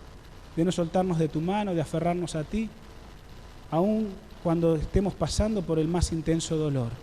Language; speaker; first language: Spanish; native; Spanish